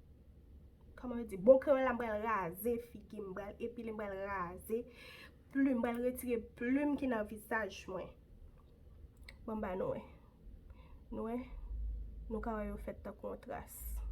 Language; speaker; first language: French; non-native, local second language; Haitian Creole